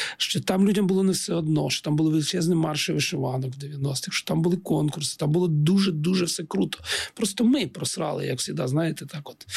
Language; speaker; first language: Ukrainian; non-native, local second language; Russian